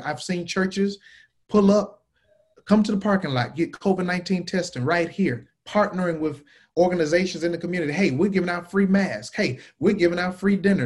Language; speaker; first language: English; native; English